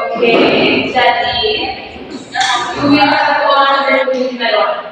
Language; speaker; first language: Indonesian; native; Indonesian